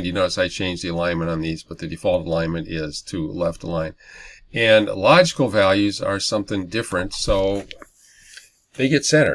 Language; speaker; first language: English; native; English